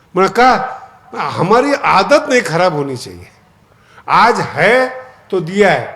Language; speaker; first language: Hindi; non-native, local second language; Marathi